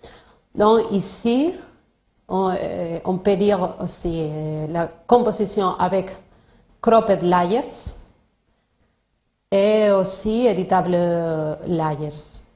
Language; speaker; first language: French; non-native, fluent; Spanish